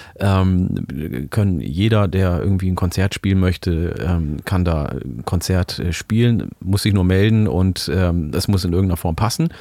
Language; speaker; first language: German; early bilingual, other home language; Oromo